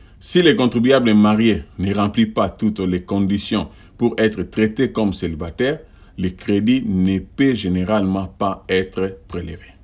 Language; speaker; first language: French; non-native, local second language; Lingala